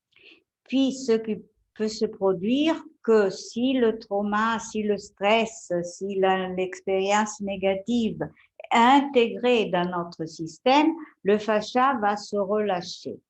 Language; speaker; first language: French; non-native, fluent; Italian